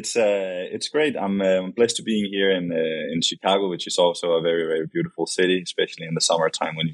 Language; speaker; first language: English; non-native, fluent; Danish